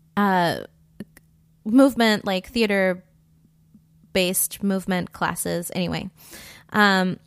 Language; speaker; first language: English; early bilingual, other home language; Spanish